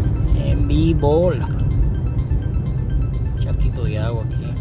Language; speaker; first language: Spanish; native; Spanish